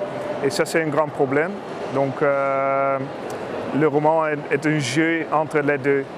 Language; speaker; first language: French; non-native, learner; Dutch